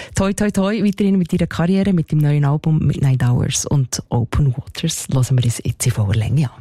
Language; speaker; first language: German; native; German